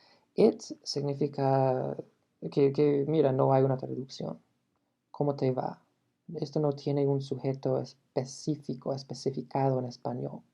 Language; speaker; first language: Spanish; non-native, fluent; English